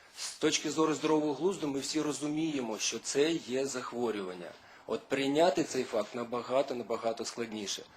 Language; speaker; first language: Ukrainian; native; Ukrainian